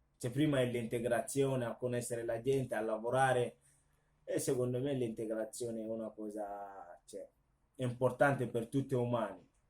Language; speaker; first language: Italian; non-native, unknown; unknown